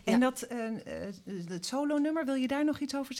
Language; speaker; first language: Dutch; native; Dutch